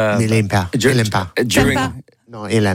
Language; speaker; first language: French; non-native, learner; English